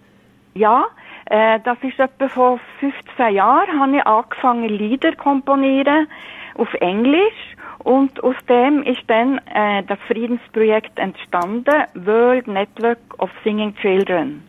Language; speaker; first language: German; non-native, fluent; Norwegian